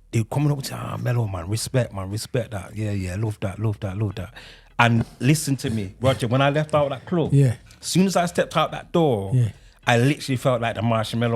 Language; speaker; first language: English; native; English